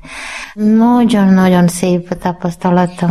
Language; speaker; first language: Hungarian; non-native, learner; Malayalam